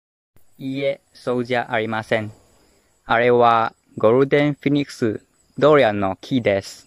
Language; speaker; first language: Japanese; non-native, learner; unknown